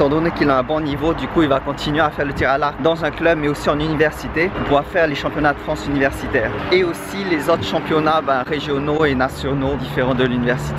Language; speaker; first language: French; native; French